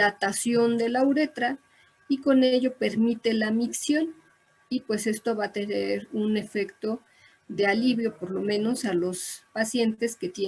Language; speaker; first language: Spanish; native; Spanish